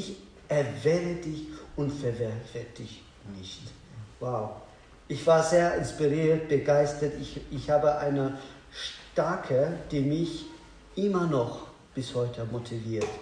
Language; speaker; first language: German; non-native, learner; Azerbaijani